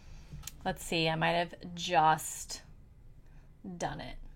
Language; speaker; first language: English; native; English